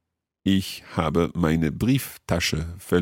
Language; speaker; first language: German; non-native, learner; English